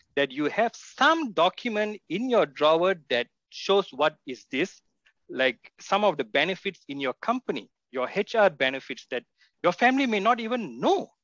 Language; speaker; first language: English; non-native, local second language; Tamil